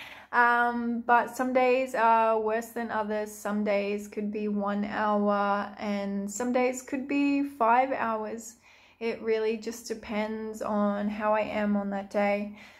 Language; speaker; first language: English; native; English